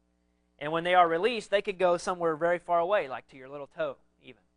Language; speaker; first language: English; native; English